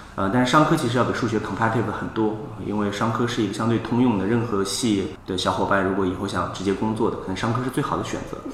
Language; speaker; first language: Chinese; native; Chinese